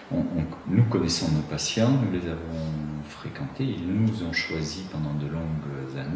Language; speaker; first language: French; native; French